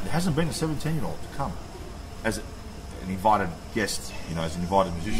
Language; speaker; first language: English; early bilingual, other home language; Greek